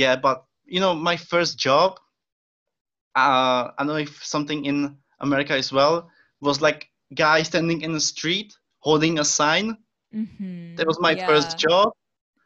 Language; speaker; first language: English; non-native, fluent; Czech